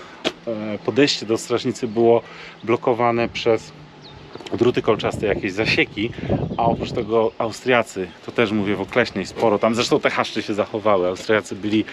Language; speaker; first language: Polish; native; Polish